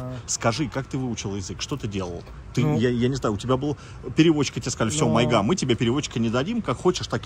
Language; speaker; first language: Russian; native; Russian